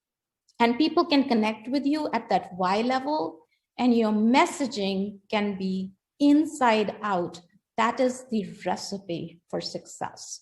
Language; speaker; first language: English; non-native, local second language; Hindi